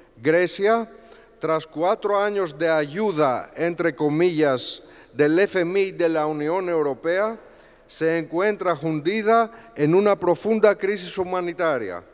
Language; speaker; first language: Spanish; non-native, fluent; Greek